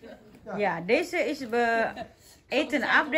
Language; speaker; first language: Dutch; non-native, learner; Indonesian